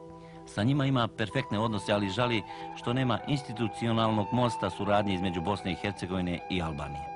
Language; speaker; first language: Bosnian; native; Bosnian